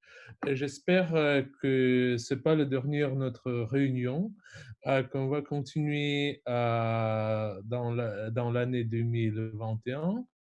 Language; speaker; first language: French; non-native, fluent; Russian